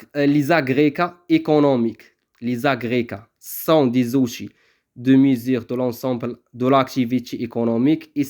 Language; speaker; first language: French; non-native, local second language; Arabic